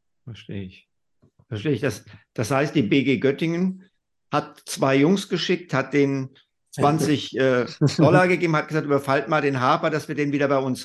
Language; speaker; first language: German; native; German